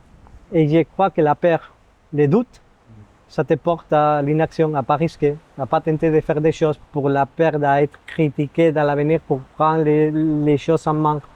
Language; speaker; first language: French; non-native, fluent; Spanish